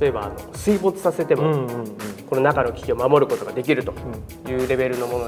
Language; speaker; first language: Japanese; native; Japanese